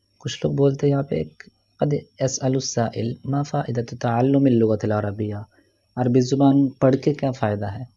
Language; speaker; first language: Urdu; non-native, local second language; Malayalam